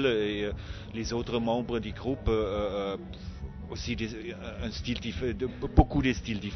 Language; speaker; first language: French; non-native, fluent; German